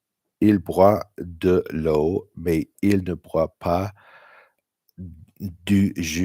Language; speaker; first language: French; non-native, learner; English